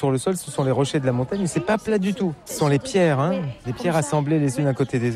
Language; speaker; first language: French; native; French